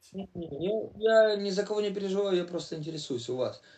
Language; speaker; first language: Russian; native; Russian